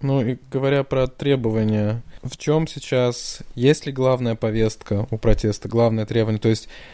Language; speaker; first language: Russian; native; Russian